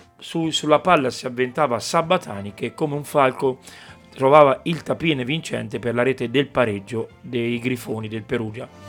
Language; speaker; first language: Italian; native; Italian